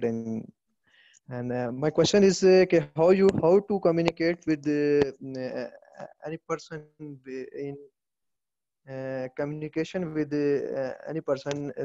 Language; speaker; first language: English; non-native, local second language; Urdu